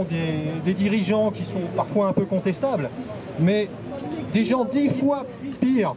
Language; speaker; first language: French; native; French